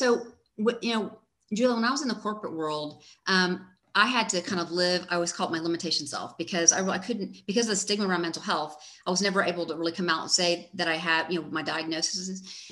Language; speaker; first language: English; native; English